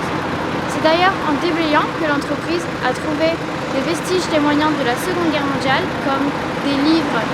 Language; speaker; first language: French; native; French